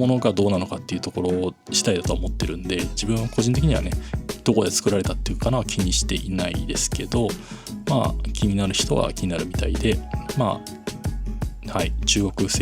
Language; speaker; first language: Japanese; native; Japanese